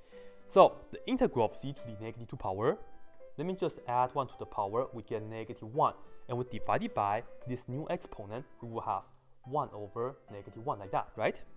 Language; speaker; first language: English; non-native, fluent; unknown